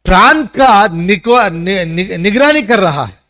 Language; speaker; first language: Hindi; non-native, local second language; Telugu